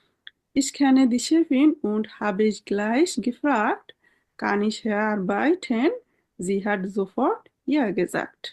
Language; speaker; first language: German; non-native, fluent; Bangla